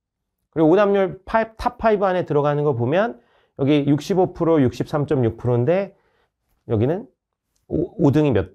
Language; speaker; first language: Korean; native; Korean